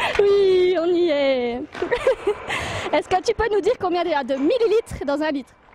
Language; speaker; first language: French; native; French